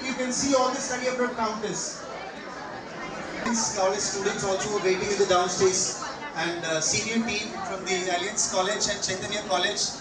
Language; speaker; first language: English; non-native, local second language; Telugu